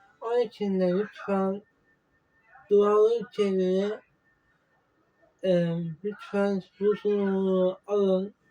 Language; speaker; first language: Turkish; non-native, learner; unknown